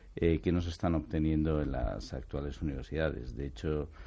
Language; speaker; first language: Spanish; native; Spanish